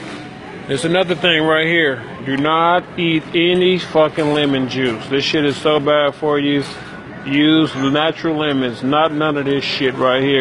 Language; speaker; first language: English; native; English